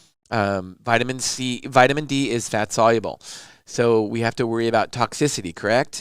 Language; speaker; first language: English; native; English